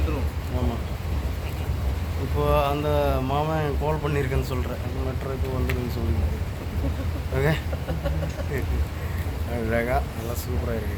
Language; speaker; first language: Tamil; non-native, local second language; Malayalam